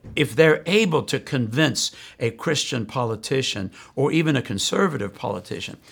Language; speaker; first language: English; native; English